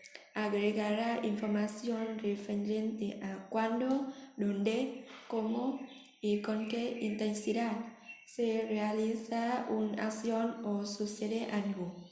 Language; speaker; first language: Spanish; non-native, learner; Vietnamese